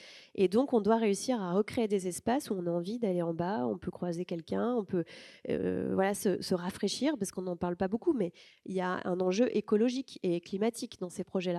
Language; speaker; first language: French; native; French